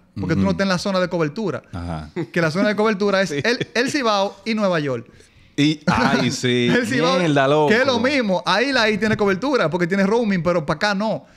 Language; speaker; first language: Spanish; native; Spanish